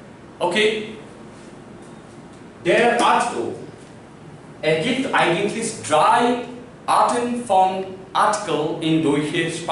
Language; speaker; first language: German; non-native, learner; Hindi